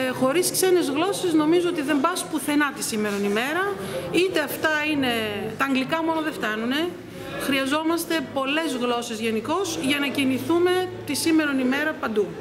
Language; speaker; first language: Greek; early bilingual, heritage; Greek